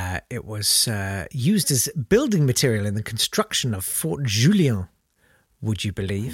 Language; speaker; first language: English; native; English